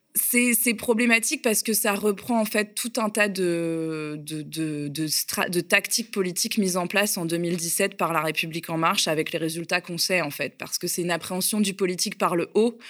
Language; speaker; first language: French; native; French